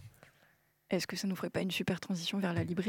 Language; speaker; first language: French; native; French